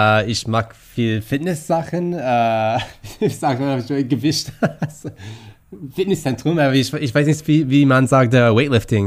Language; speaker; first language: German; non-native, fluent; English